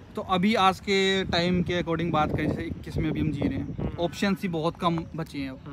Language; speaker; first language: Hindi; native; Hindi